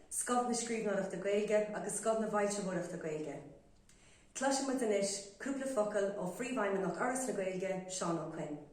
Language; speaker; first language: Irish; native; Irish